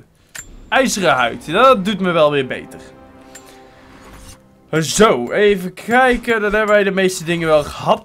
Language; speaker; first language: Dutch; native; Dutch